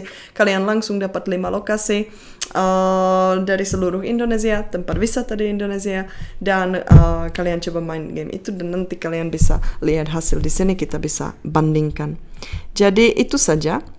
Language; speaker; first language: Indonesian; non-native, fluent; Czech